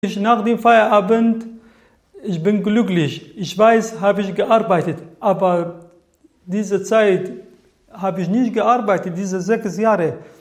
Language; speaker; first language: German; non-native, learner; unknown